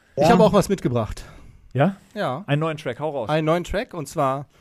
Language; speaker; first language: German; native; German